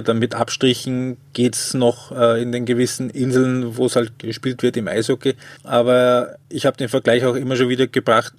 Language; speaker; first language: German; native; German